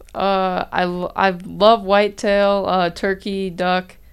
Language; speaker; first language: English; native; English